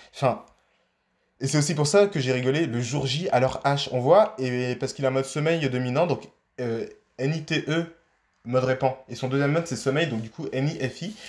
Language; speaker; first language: French; native; French